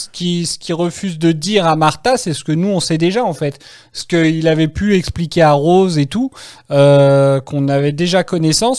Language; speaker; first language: French; native; French